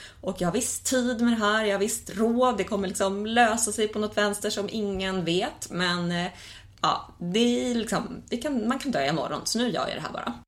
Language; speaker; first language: Swedish; native; Swedish